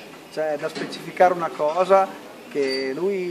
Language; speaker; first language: Italian; native; Italian